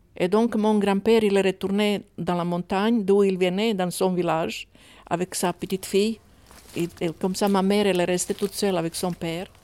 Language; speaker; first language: French; non-native, fluent; Croatian